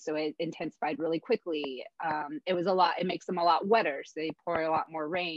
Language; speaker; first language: English; native; English